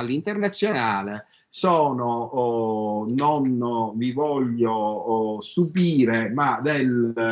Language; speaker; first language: Italian; native; Italian